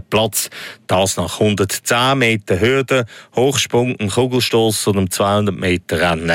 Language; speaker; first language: German; native; German